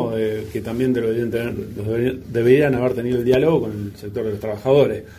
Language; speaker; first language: Spanish; native; Spanish